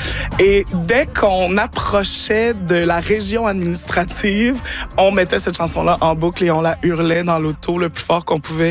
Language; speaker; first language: French; native; French